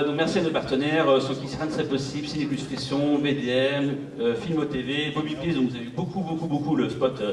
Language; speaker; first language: French; native; French